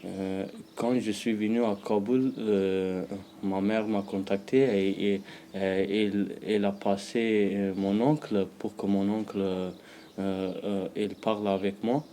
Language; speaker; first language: French; non-native, learner; Pashto